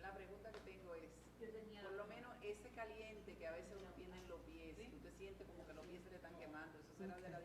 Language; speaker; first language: Spanish; native; Spanish